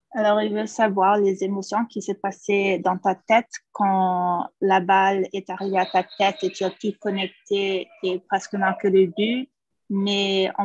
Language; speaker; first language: French; non-native, fluent; English